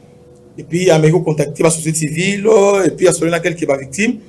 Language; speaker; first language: French; non-native, local second language; Lingala